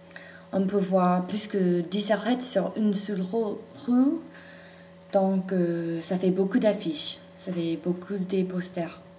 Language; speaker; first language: French; non-native, fluent; English